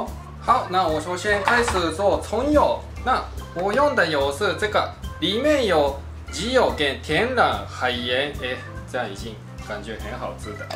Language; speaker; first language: Chinese; non-native, fluent; Japanese